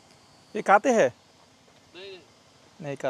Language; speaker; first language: Hindi; non-native, learner; Bangla